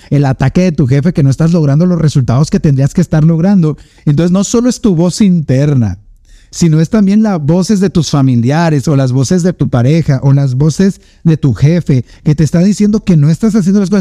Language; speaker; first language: Spanish; native; Spanish